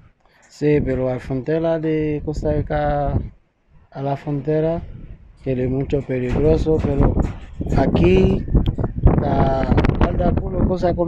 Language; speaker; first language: Spanish; non-native, learner; Haitian Creole